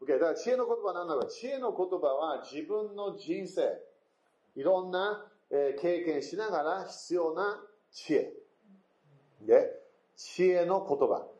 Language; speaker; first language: Japanese; non-native, fluent; English